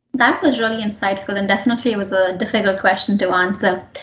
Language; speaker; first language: English; non-native, local second language; Hindi